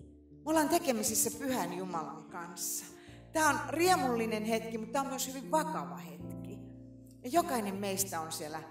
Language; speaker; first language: Finnish; native; Finnish